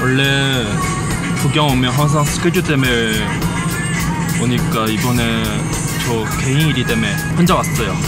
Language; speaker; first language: Korean; non-native, learner; Chinese